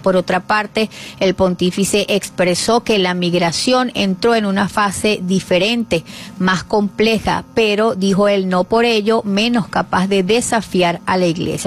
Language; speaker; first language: Spanish; native; Spanish